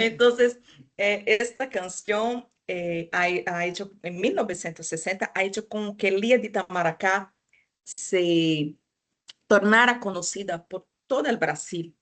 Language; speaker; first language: Spanish; non-native, fluent; Portuguese